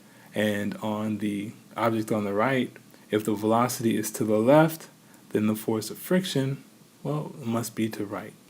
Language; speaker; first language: English; native; English